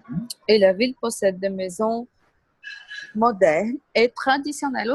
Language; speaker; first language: French; non-native, learner; Portuguese